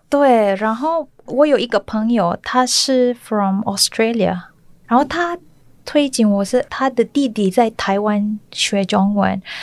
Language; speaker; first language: Chinese; non-native, learner; Malay